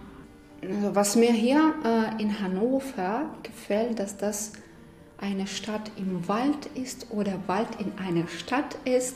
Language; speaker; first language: German; non-native, fluent; Ukrainian